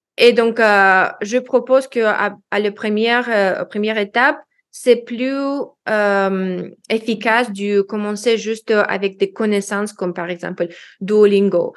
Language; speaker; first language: French; non-native, learner; Russian